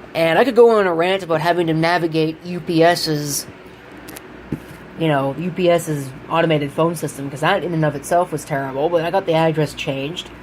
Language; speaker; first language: English; native; English